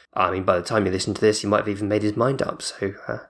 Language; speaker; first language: English; native; English